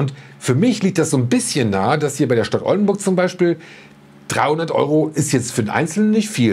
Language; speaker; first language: German; native; German